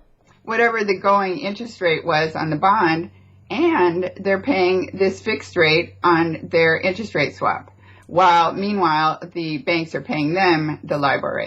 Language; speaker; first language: English; native; English